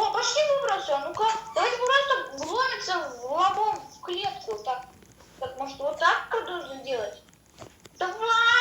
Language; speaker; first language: Russian; native; Russian